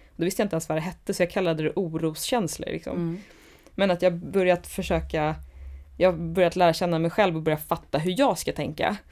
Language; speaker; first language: Swedish; native; Swedish